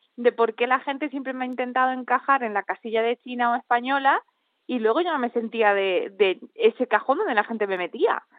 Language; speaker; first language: Spanish; native; Spanish